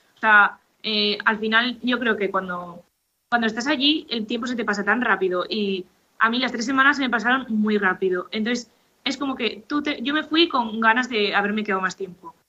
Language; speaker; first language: Spanish; native; Spanish